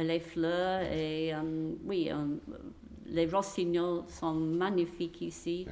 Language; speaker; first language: French; non-native, fluent; English